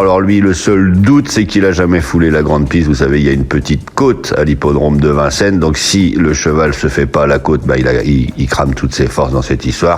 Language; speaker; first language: French; native; French